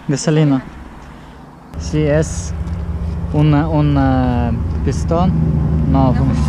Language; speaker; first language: Spanish; non-native, learner; Russian